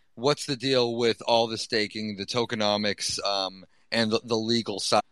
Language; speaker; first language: English; native; English